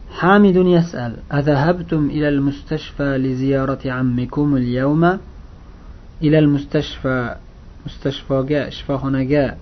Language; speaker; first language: Arabic; non-native, fluent; Uzbek